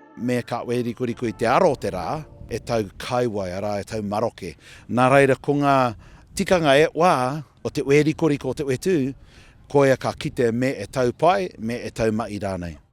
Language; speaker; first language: Māori; native; Māori